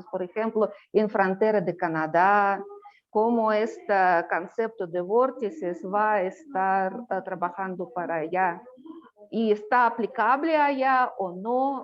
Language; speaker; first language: Spanish; non-native, learner; Russian